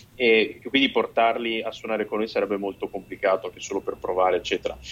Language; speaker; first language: Italian; native; Italian